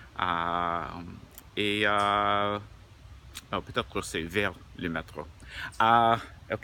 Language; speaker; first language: French; non-native, learner; English